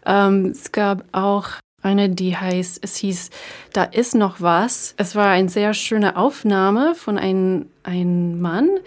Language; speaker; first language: German; non-native, fluent; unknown